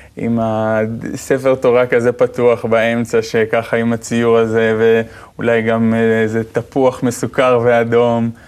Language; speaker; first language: Hebrew; native; Hebrew